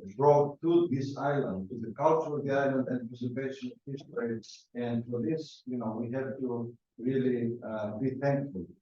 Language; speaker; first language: English; non-native, fluent; Greek